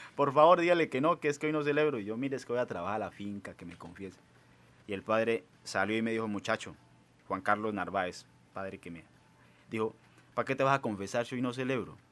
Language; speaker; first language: Spanish; native; Spanish